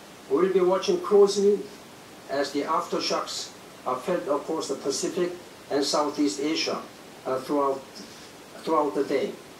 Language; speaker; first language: English; non-native, fluent; Korean